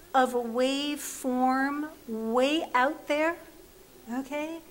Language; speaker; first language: English; native; English